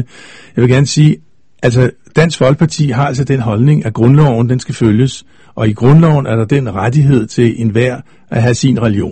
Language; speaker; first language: Danish; native; Danish